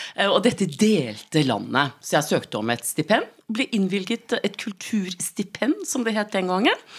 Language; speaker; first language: Norwegian; native; Norwegian